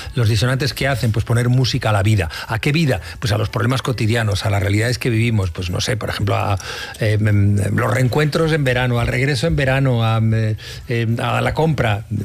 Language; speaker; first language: Spanish; native; Spanish